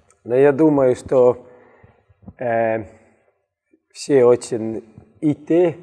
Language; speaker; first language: Russian; non-native, learner; Estonian